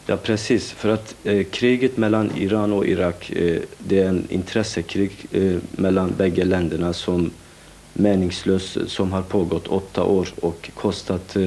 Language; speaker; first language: Swedish; non-native, fluent; Kurdish